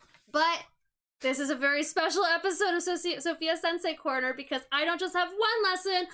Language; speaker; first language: English; native; English